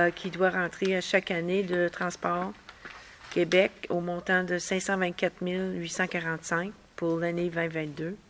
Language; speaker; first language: French; native; French